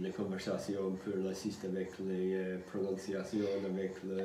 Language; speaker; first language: French; non-native, learner; English